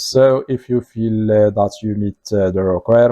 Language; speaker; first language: English; non-native, fluent; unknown